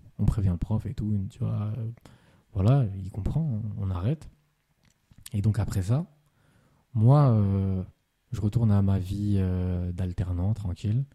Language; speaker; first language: French; native; French